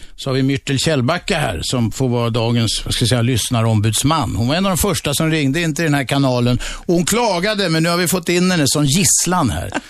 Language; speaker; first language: Swedish; native; Swedish